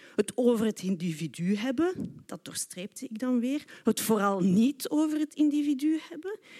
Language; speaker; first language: Dutch; native; Dutch